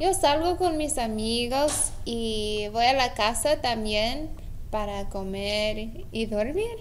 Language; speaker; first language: Spanish; non-native, learner; English